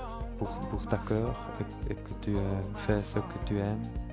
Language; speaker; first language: French; non-native, learner; German